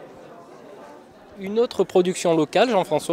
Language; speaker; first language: French; native; French